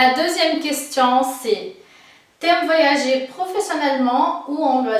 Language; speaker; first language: French; non-native, fluent; Portuguese